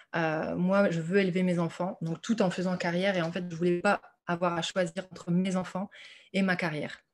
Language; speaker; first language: French; native; French